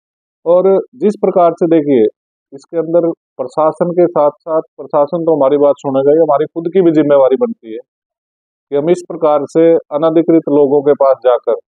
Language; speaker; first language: Hindi; native; Hindi